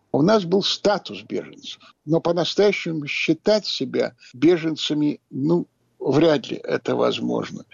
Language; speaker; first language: Russian; native; Russian